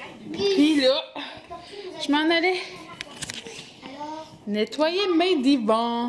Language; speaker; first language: French; native; French